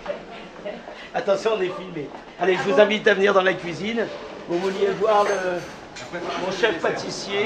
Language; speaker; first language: French; native; French